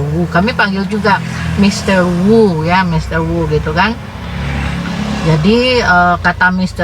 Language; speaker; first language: Indonesian; native; Indonesian